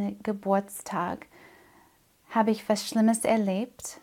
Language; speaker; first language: German; non-native, fluent; English